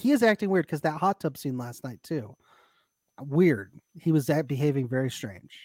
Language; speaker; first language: English; native; English